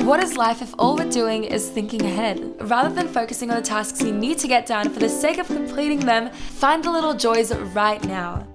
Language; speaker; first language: English; native; English